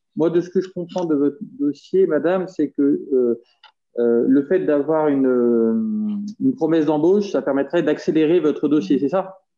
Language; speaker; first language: French; native; French